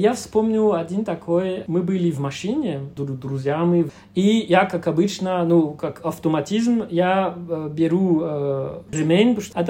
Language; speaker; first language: Russian; non-native, fluent; French